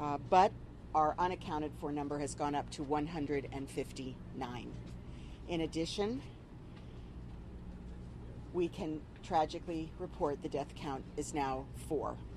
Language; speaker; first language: English; native; English